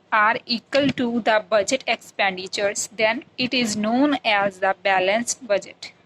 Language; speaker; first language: English; non-native, local second language; Punjabi